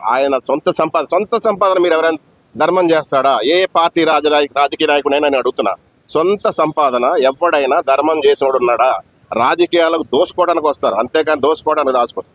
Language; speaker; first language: Telugu; native; Telugu